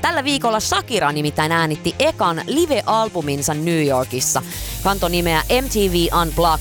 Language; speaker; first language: Finnish; native; Finnish